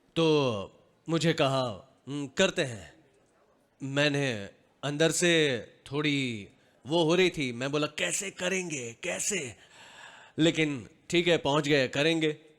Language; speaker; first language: Hindi; non-native, local second language; Gujarati